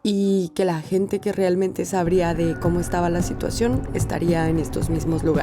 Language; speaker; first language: Spanish; native; Spanish